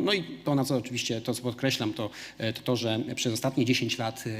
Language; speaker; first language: Polish; native; Polish